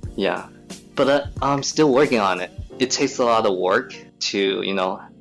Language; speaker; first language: English; non-native, fluent; Chinese